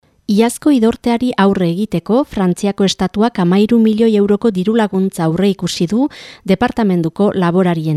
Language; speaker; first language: Basque; native; Basque